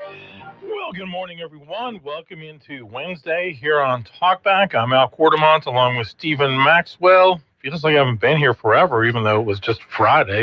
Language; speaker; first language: English; native; English